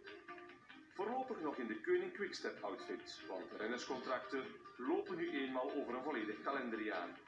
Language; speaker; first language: Dutch; native; Dutch